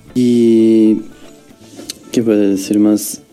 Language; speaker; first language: Spanish; non-native, learner; Turkish